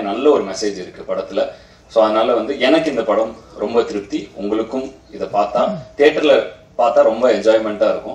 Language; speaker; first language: Tamil; native; Tamil